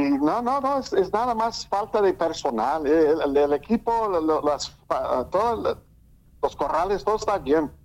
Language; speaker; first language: Spanish; early bilingual, heritage; Spanish